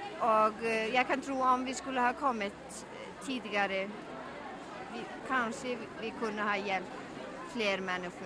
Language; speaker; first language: Swedish; non-native, learner; Icelandic